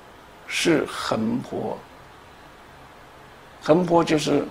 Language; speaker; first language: Chinese; native; Chinese